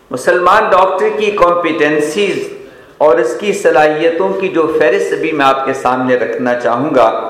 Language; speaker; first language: Urdu; non-native, local second language; Punjabi